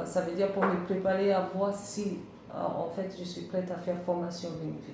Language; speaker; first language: French; non-native, learner; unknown